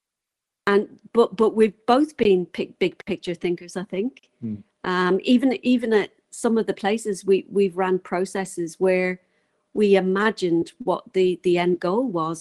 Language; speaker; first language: English; native; English